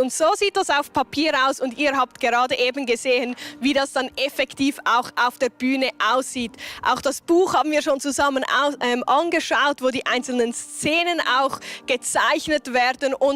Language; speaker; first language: German; native; German